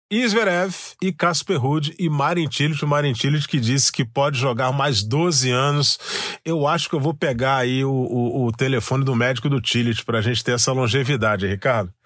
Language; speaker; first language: Portuguese; native; Portuguese